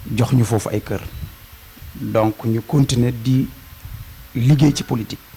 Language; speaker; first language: Wolof; non-native, local second language; Serer